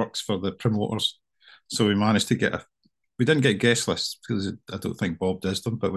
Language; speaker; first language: English; native; English